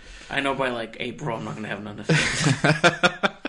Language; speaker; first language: English; early bilingual, other home language; Spanish